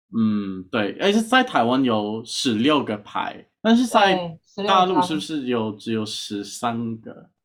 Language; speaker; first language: Chinese; non-native, fluent; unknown